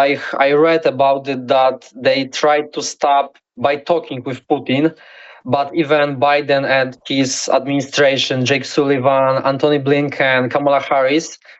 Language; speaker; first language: English; non-native, learner; Polish